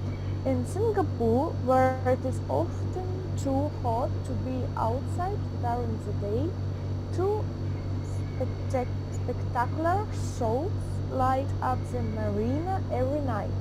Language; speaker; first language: English; non-native, learner; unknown